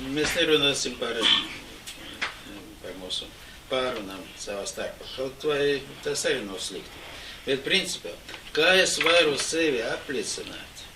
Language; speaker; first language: Latvian; non-native, local second language; Russian